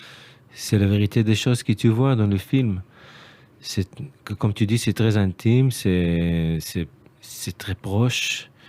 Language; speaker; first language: French; non-native, learner; Hebrew